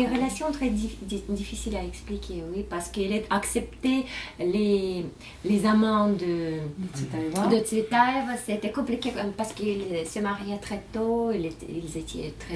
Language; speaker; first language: French; non-native, learner; Russian